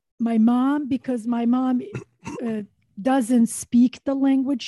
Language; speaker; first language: English; non-native, fluent; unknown